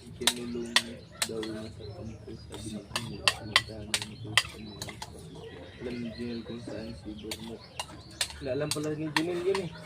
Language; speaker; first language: Filipino; non-native, local second language; Cebuano